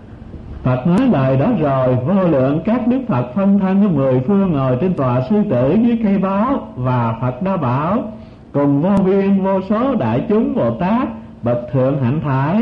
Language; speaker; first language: Vietnamese; native; Vietnamese